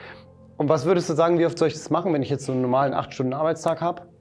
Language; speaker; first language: German; native; German